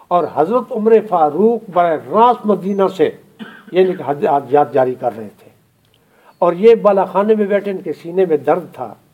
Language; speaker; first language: Urdu; non-native, local second language; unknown